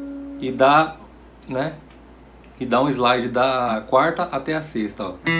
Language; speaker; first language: Portuguese; native; Portuguese